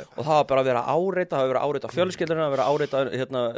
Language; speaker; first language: Icelandic; early bilingual, heritage; English